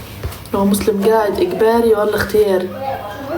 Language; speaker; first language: Arabic; native; Arabic